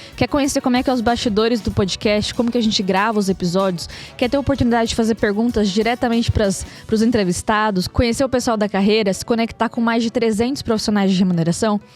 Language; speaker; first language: Portuguese; native; Portuguese